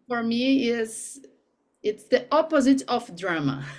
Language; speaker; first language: English; non-native, learner; Portuguese